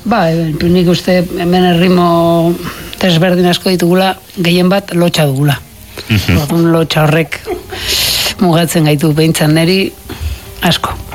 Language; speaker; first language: Basque; native; Basque